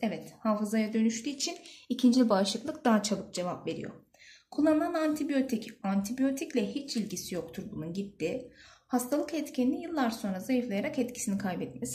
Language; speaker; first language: Turkish; native; Turkish